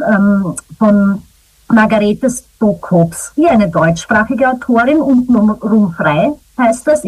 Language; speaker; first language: German; native; German